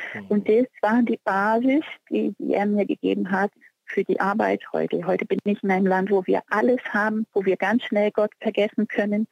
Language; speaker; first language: German; non-native, fluent; Portuguese